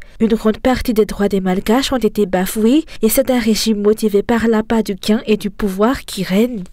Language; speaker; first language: French; non-native, local second language; Malagasy